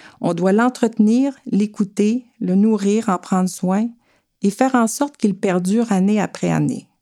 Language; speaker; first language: French; native; French